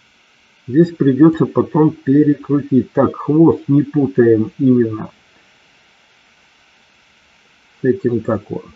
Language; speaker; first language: Russian; native; Russian